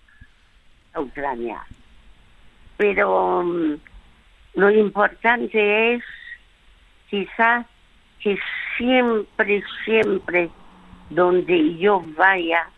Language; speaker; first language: Spanish; early bilingual, other home language; French